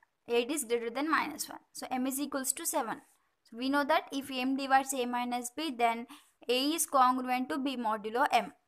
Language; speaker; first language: English; non-native, local second language; Telugu